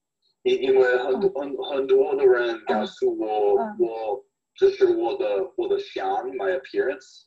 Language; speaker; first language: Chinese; non-native, fluent; English